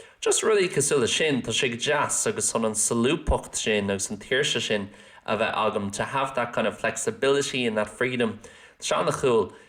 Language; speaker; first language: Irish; non-native, local second language; English